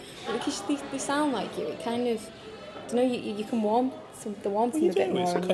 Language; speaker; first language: English; native; English